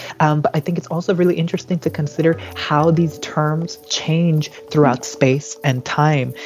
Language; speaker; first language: English; native; English